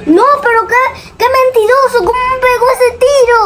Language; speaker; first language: Spanish; native; Spanish